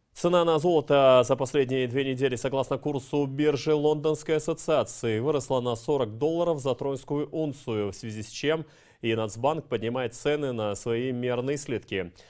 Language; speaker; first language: Russian; non-native, local second language; Kyrgyz